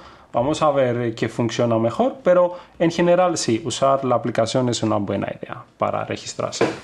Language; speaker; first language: Spanish; non-native, fluent; Greek